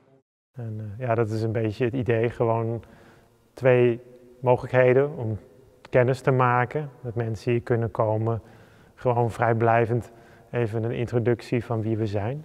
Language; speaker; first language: Dutch; native; Dutch